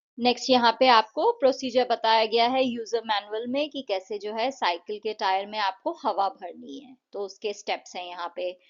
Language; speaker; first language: Hindi; native; Hindi